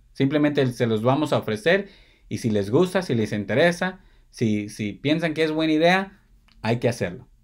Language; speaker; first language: Spanish; early bilingual, heritage; Spanish